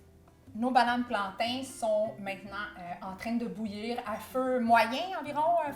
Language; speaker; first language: French; native; French